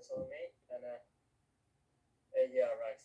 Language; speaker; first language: English; non-native, learner; Korean